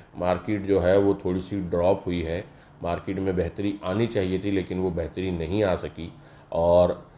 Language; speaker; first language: Urdu; native; Urdu